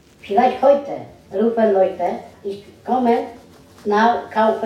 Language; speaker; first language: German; non-native, learner; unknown